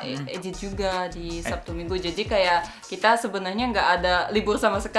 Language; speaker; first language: Indonesian; non-native, fluent; Russian